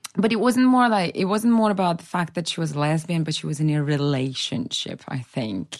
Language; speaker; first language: English; non-native, fluent; Russian